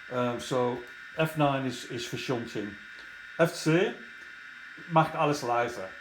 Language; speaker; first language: German; non-native, fluent; English